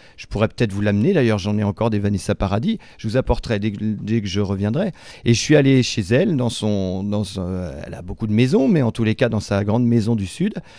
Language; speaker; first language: French; native; French